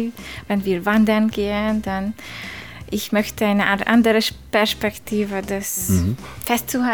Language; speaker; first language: German; non-native, learner; Hungarian